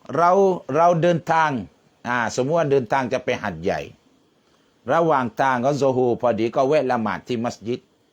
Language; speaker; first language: Thai; non-native, local second language; Malay